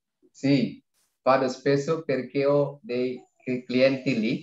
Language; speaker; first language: Italian; non-native, learner; Indonesian